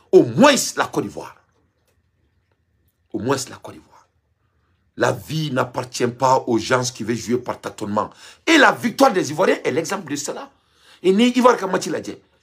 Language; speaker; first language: French; non-native, local second language; Bambara